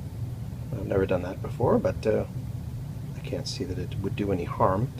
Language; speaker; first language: English; native; English